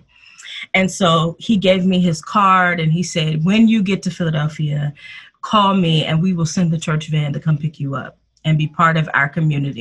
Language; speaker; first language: English; native; English